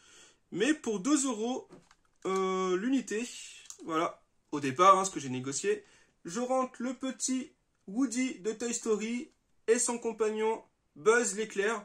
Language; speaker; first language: French; native; French